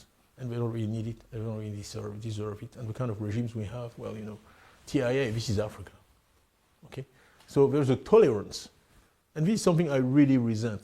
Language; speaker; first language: English; non-native, fluent; French